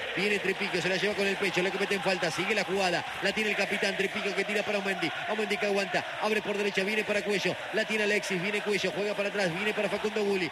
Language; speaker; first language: Spanish; native; Spanish